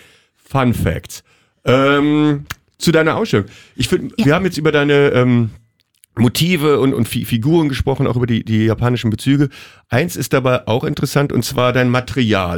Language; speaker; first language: German; native; German